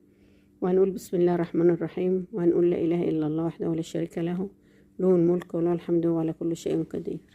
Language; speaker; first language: Arabic; native; Arabic